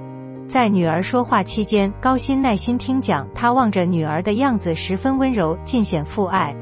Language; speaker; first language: Chinese; native; Chinese